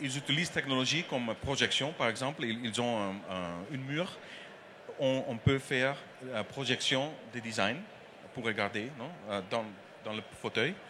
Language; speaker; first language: French; non-native, learner; Dutch